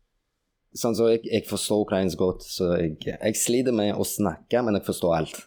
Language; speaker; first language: Norwegian; non-native, fluent; Russian